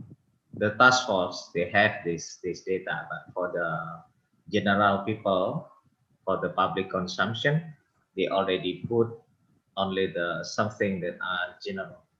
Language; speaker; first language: English; non-native, local second language; Indonesian